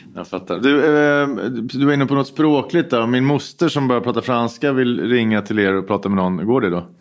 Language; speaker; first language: Swedish; native; Swedish